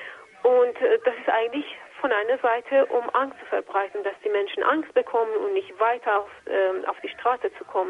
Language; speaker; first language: German; non-native, fluent; Persian